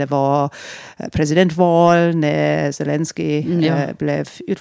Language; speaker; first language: Swedish; non-native, fluent; English